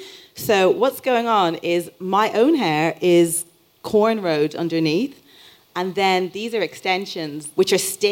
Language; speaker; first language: English; native; English